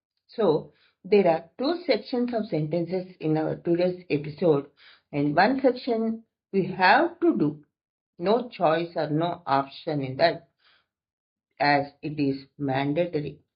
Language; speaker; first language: English; non-native, local second language; Telugu